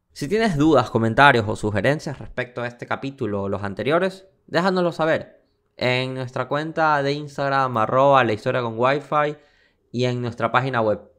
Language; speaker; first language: Spanish; native; Spanish